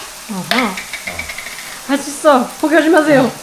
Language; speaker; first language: Korean; non-native, learner; German